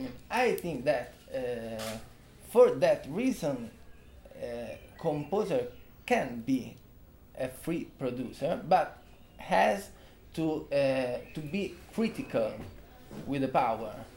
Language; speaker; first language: English; non-native, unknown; Italian